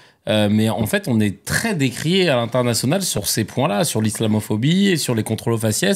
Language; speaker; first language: French; native; French